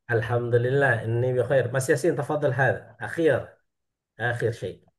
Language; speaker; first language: Arabic; non-native, fluent; Indonesian